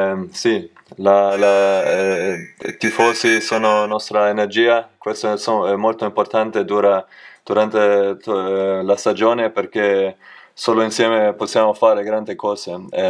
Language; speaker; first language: Italian; non-native, learner; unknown